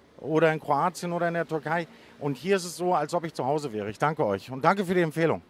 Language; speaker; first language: German; early bilingual, other home language; Greek